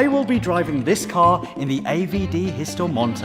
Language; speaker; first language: English; native; English